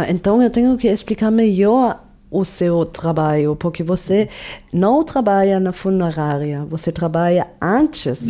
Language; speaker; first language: Portuguese; non-native, fluent; German